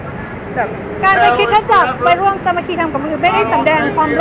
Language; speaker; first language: Thai; native; Thai